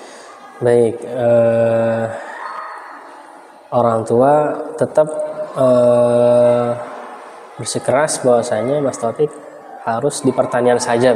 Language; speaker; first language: Indonesian; native; Indonesian